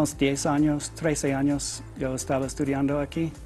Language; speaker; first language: Spanish; non-native, learner; English